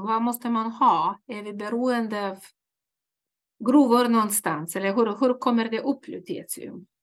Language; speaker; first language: Swedish; non-native, fluent; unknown